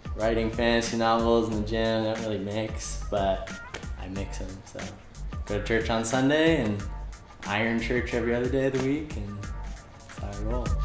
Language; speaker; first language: English; native; English